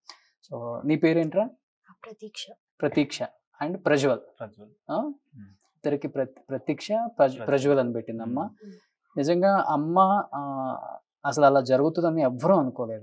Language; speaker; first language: Telugu; native; Telugu